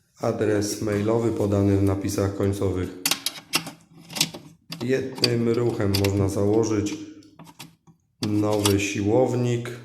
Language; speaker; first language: Polish; native; Polish